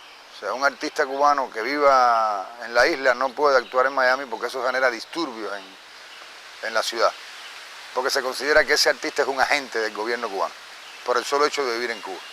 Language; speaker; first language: Spanish; native; Spanish